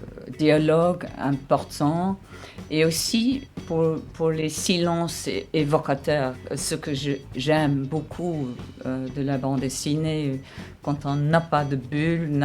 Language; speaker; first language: French; non-native, fluent; English